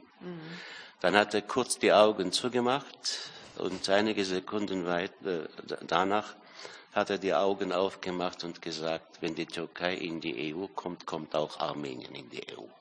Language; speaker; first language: German; non-native, fluent; Armenian